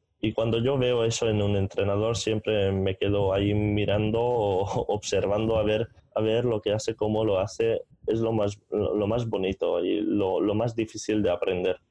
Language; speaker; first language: Spanish; non-native, fluent; Hungarian